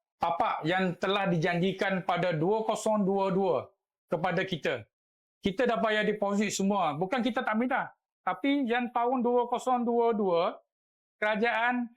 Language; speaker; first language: Malay; native; Malay